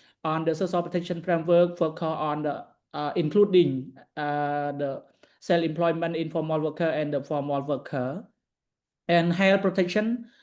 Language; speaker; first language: English; non-native, learner; Khmer